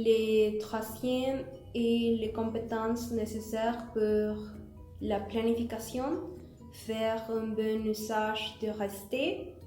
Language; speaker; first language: French; non-native, learner; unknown